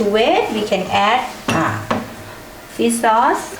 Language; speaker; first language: English; non-native, learner; Thai